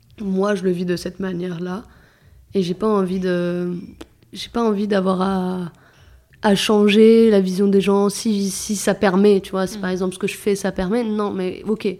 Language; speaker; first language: French; early bilingual, other home language; Arabic